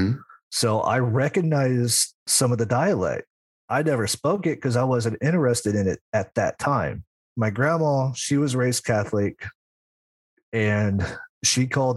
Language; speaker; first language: English; native; English